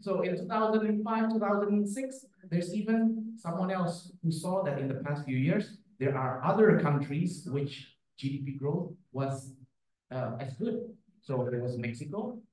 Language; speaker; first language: English; non-native, fluent; Indonesian